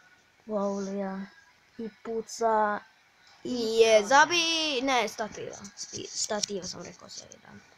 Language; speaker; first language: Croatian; early bilingual, heritage; Croatian